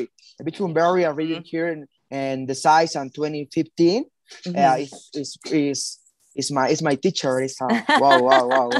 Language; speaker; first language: English; non-native, learner; Spanish